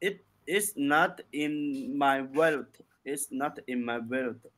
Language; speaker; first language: English; non-native, learner; Chinese